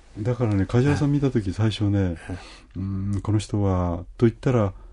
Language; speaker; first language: Japanese; early bilingual, other home language; Korean